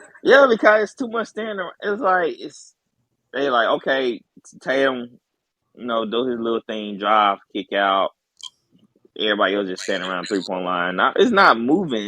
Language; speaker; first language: English; native; English